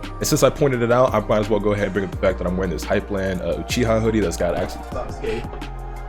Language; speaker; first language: English; native; English